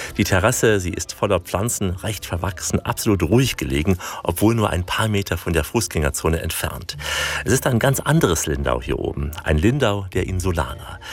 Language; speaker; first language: German; native; German